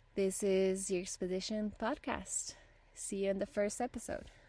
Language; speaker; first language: English; non-native, fluent; Spanish